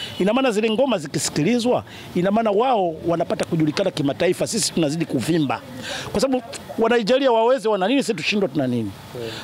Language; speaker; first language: Swahili; native; Swahili